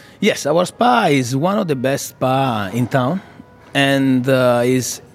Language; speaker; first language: English; non-native, fluent; Italian